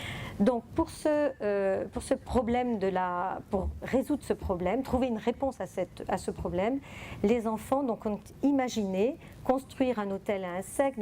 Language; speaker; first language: French; native; French